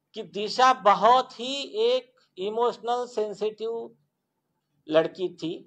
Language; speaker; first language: Hindi; non-native, local second language; Marathi